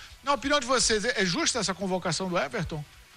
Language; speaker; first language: Portuguese; native; Portuguese